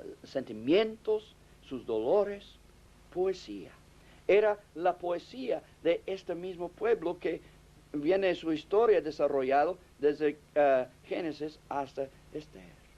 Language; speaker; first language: Spanish; non-native, fluent; English